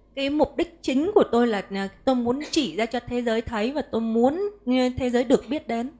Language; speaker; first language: Vietnamese; native; Vietnamese